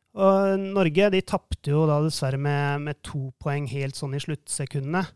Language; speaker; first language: Norwegian; native; Norwegian